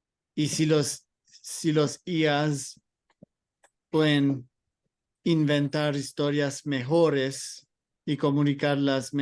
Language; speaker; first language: Spanish; non-native, learner; English